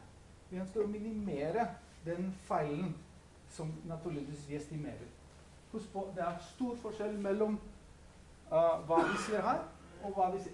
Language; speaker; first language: Norwegian; non-native, fluent; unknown